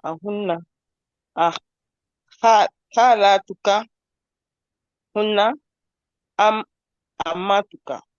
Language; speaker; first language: Arabic; non-native, learner; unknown